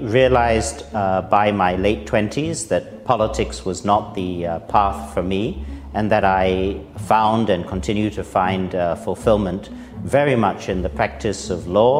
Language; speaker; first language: English; native; English